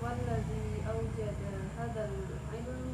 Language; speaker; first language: Arabic; non-native, fluent; Indonesian